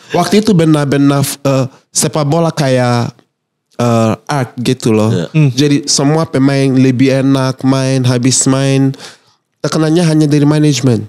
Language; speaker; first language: Indonesian; non-native, fluent; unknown